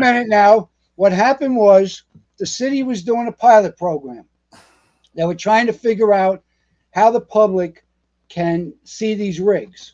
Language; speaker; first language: English; native; English